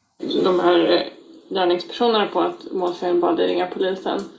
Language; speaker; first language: Swedish; native; Swedish